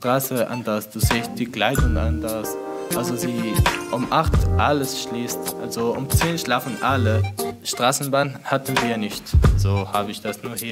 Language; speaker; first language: German; non-native, fluent; Arabic